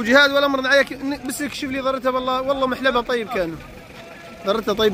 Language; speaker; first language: Arabic; native; Arabic